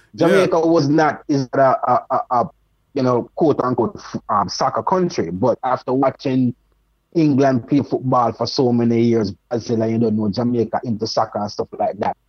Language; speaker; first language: English; non-native, local second language; Jamaican Creole English